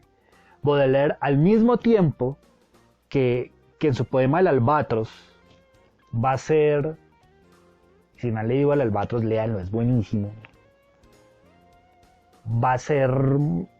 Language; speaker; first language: Spanish; native; Spanish